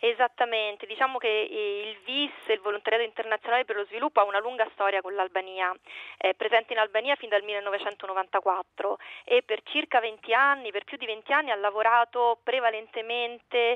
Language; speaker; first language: Italian; native; Italian